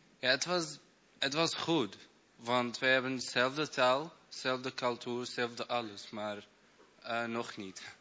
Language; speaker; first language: Dutch; non-native, learner; Arabic